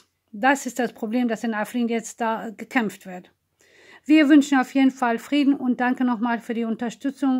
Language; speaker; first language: German; non-native, fluent; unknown